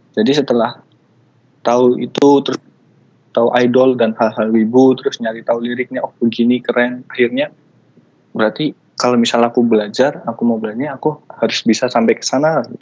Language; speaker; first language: Indonesian; native; Indonesian